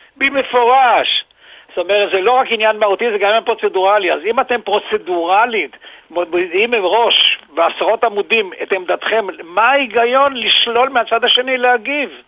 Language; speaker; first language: Hebrew; native; Hebrew